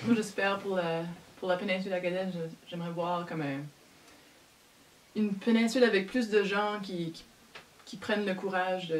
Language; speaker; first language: French; native; French